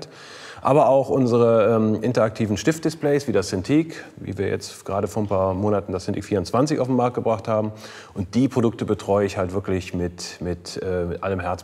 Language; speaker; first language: German; native; German